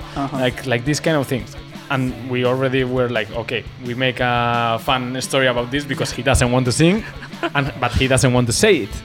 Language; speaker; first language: English; non-native, fluent; Basque